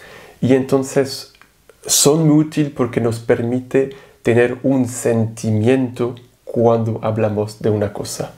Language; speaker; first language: Spanish; non-native, fluent; French